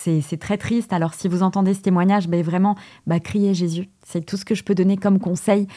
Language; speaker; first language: French; early bilingual, other home language; Portuguese